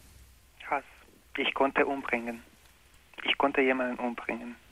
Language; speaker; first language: German; non-native, learner; Croatian